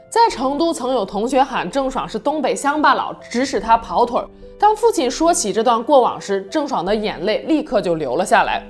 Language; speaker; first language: Chinese; native; Chinese